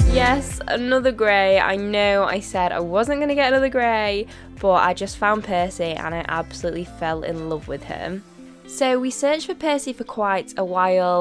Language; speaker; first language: English; native; English